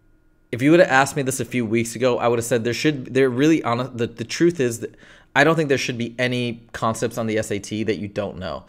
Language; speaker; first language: English; native; English